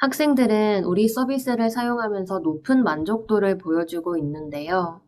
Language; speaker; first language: Korean; native; Korean